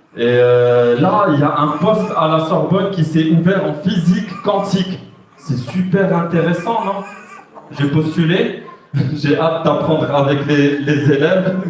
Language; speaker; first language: French; non-native, local second language; Arabic